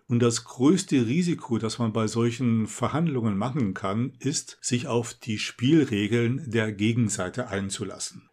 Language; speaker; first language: German; native; German